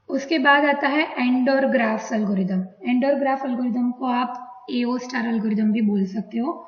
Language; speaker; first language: Hindi; non-native, local second language; Gujarati